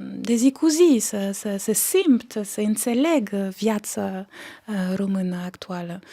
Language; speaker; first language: Romanian; early bilingual, heritage; Romanian